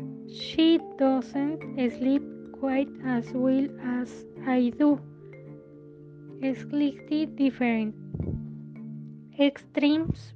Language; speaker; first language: English; non-native, learner; Spanish